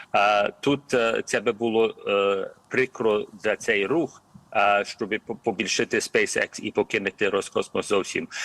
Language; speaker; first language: Ukrainian; early bilingual, heritage; Ukrainian